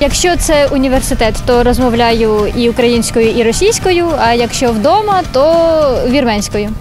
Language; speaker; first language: Ukrainian; non-native, local second language; Armenian